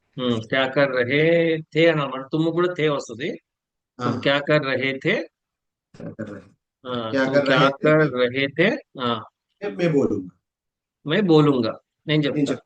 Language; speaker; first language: Hindi; non-native, local second language; Telugu